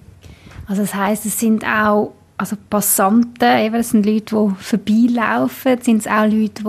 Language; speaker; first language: German; native; German